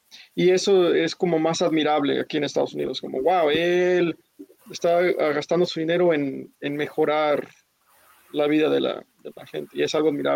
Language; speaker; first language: Spanish; early bilingual, heritage; English